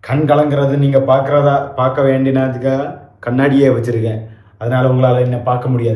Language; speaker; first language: Tamil; non-native, local second language; Malayalam